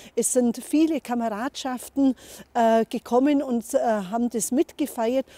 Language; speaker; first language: German; native; German